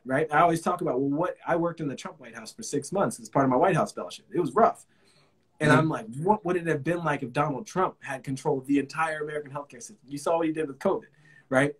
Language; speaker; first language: English; native; English